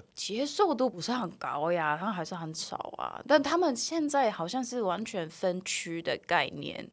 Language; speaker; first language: Chinese; non-native, fluent; Japanese